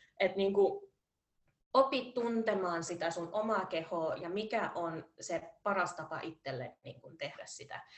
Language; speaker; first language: Finnish; early bilingual, heritage; Finnish